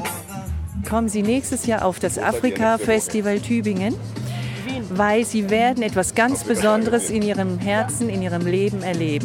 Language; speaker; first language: German; native; German